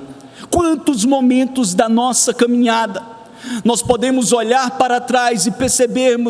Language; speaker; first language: Portuguese; native; Portuguese